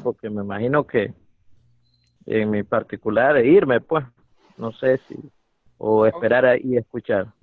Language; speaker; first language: Spanish; native; Spanish